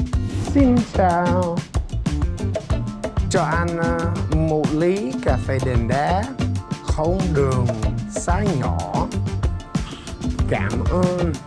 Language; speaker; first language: Vietnamese; non-native, learner; English